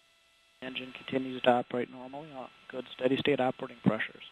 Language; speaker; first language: English; native; English